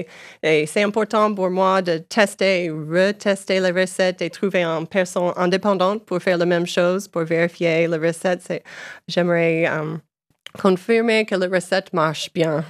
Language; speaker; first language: French; non-native, learner; English